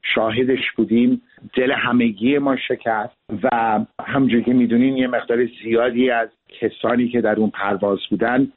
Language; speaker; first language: Persian; early bilingual, heritage; Persian